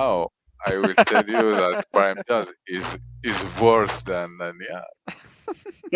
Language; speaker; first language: English; non-native, learner; French